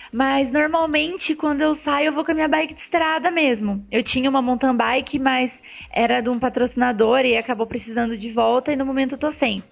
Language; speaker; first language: Portuguese; native; Portuguese